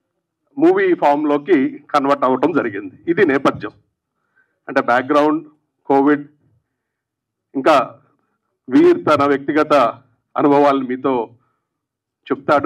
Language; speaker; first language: Telugu; native; Telugu